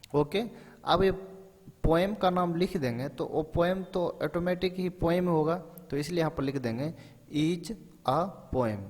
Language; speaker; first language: Hindi; native; Hindi